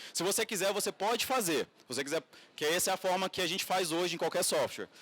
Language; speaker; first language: Portuguese; native; Portuguese